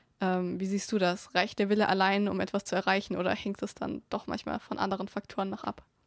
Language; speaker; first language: German; native; German